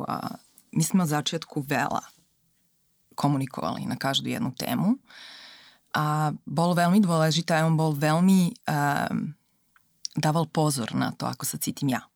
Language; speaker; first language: Slovak; non-native, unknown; Serbian